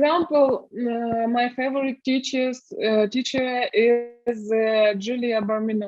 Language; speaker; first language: English; non-native, learner; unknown